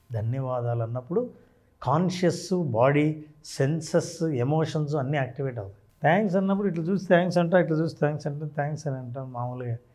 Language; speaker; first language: Telugu; native; Telugu